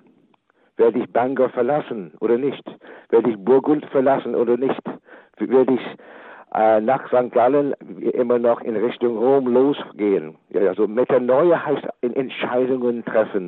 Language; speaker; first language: German; non-native, fluent; English